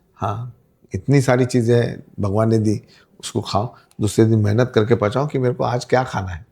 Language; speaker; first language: Hindi; non-native, local second language; Marathi